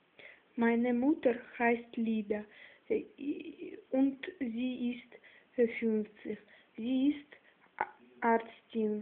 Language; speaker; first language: German; non-native, learner; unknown